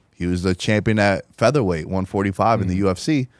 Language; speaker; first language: English; native; English